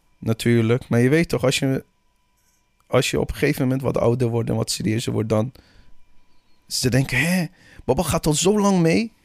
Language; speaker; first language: Dutch; early bilingual, other home language; Persian